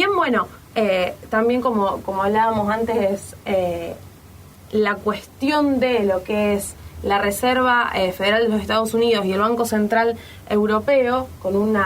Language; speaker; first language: Spanish; native; Spanish